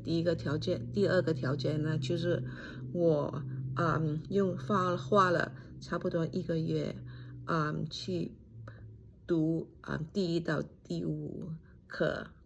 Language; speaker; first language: Chinese; non-native, fluent; English